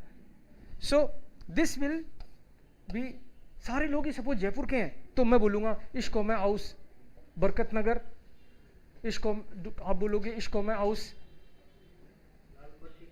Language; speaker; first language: Hindi; native; Hindi